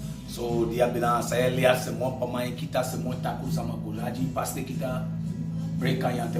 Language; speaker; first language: Indonesian; non-native, fluent; English